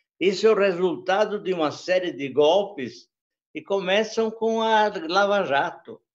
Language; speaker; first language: Portuguese; early bilingual, other home language; Italian